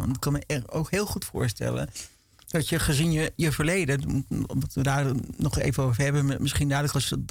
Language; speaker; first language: Dutch; native; Dutch